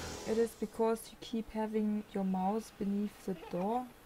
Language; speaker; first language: English; non-native, fluent; German